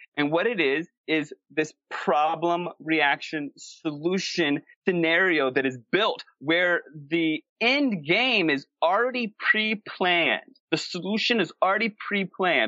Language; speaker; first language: English; native; English